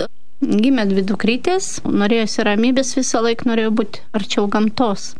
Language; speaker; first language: Lithuanian; non-native, fluent; Russian